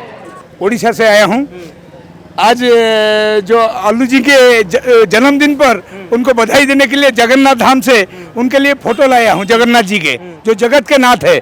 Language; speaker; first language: Hindi; non-native, local second language; Odia